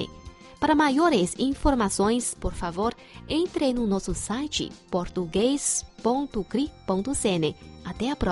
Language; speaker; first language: Portuguese; non-native, fluent; Chinese